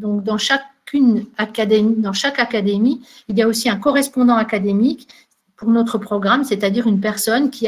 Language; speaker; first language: French; native; French